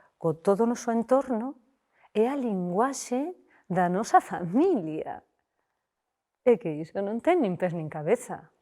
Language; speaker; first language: Galician; non-native, local second language; Spanish